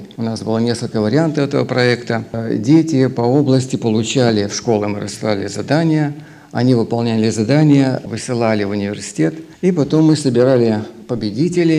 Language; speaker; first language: Russian; native; Russian